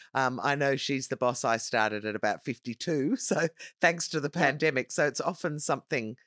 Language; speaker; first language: English; native; English